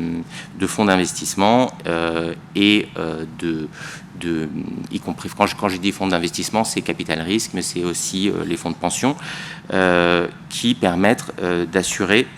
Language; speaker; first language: French; native; French